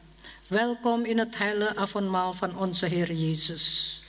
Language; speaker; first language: Dutch; non-native, learner; Indonesian